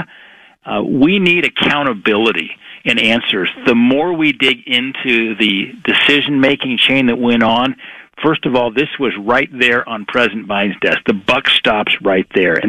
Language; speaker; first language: English; native; English